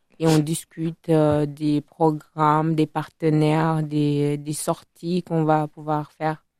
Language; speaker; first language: French; non-native, fluent; Italian